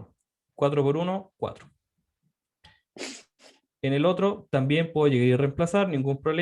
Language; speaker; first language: Spanish; native; Spanish